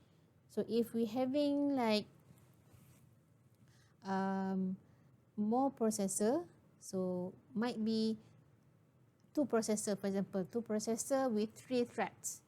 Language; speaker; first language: English; non-native, local second language; Malay